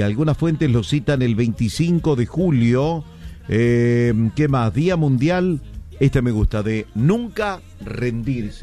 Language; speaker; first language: Spanish; native; Spanish